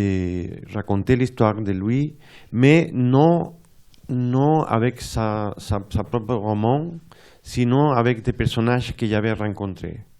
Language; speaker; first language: French; non-native, fluent; Spanish